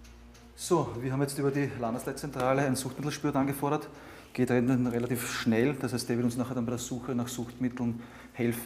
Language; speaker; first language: German; native; German